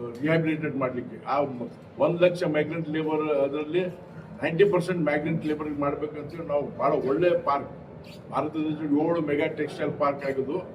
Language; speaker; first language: Kannada; non-native, local second language; Lambadi